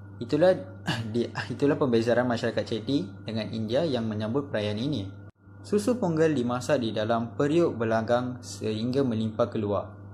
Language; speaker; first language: Malay; non-native, local second language; Tamil